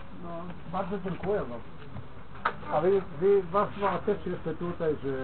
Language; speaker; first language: Polish; non-native, learner; Slovenian